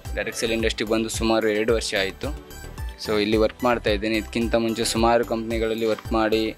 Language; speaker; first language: Kannada; non-native, local second language; Lambadi